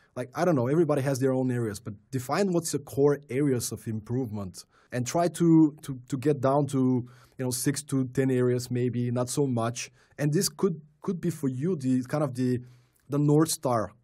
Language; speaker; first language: English; non-native, fluent; Bulgarian